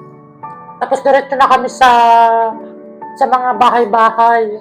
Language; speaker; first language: Filipino; non-native, local second language; Iloko